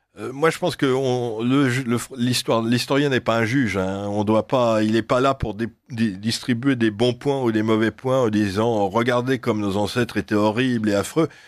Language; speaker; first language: French; native; French